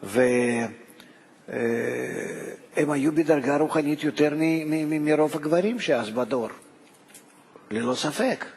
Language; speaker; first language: Hebrew; non-native, fluent; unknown